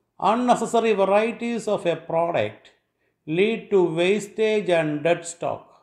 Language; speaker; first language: English; non-native, local second language; Malayalam